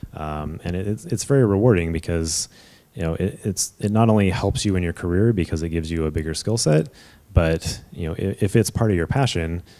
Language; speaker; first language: English; native; English